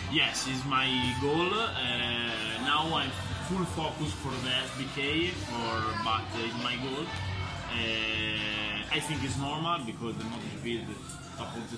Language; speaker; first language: English; non-native, fluent; Italian